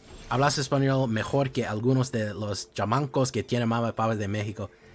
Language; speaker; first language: Spanish; non-native, learner; English